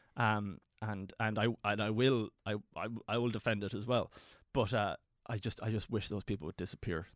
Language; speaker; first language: English; native; English